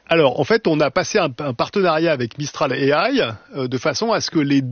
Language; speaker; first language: French; native; French